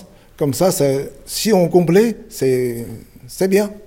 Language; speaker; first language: French; non-native, fluent; Chinese